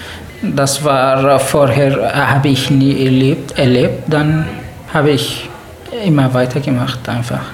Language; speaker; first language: German; non-native, learner; Kurdish